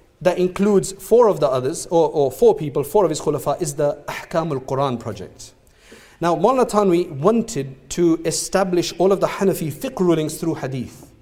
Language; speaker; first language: English; native; English